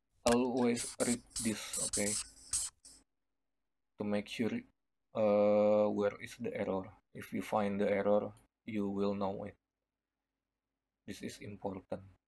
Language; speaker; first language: English; non-native, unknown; Indonesian